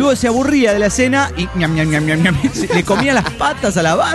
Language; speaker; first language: Spanish; native; Spanish